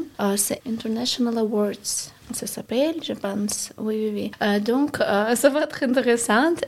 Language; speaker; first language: French; non-native, learner; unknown